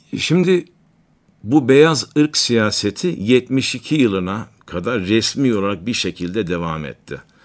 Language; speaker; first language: Turkish; native; Turkish